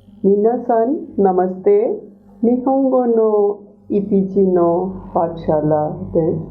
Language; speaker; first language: Japanese; non-native, fluent; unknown